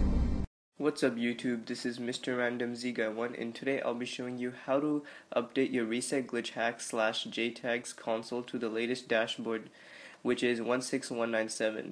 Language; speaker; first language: English; native; English